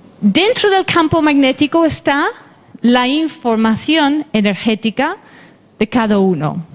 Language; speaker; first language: Spanish; non-native, fluent; English